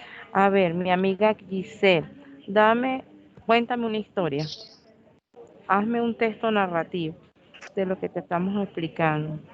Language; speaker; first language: Spanish; native; Spanish